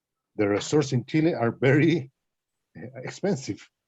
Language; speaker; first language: English; non-native, learner; Spanish